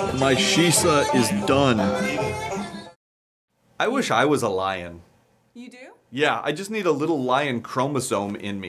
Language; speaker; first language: English; native; English